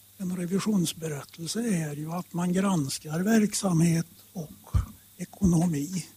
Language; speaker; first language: Swedish; native; Swedish